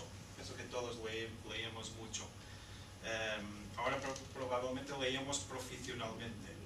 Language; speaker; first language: Spanish; non-native, fluent; Portuguese